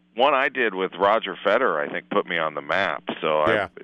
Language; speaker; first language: English; native; English